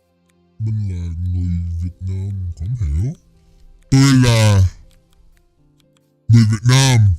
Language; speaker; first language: Vietnamese; early bilingual, heritage; English